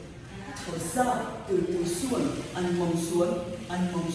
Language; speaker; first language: Vietnamese; non-native, learner; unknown